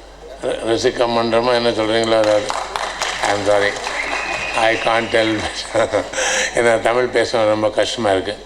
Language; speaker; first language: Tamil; non-native, learner; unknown